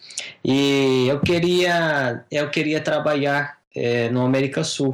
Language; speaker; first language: Portuguese; non-native, fluent; English